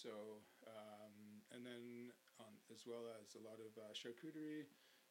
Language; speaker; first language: English; native; English